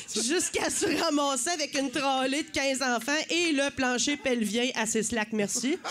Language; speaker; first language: French; native; French